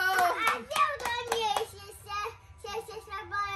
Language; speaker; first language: Polish; early bilingual, heritage; Polish